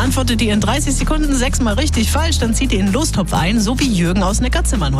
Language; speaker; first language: German; native; German